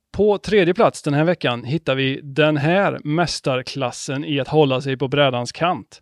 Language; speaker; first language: Swedish; native; Swedish